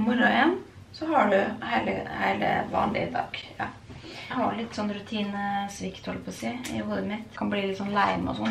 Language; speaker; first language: Norwegian; native; Norwegian